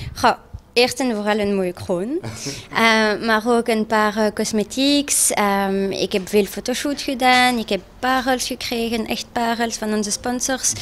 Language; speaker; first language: Dutch; non-native, local second language; French